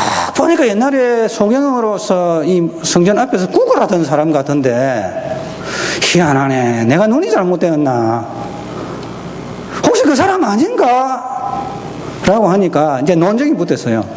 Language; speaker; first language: Korean; native; Korean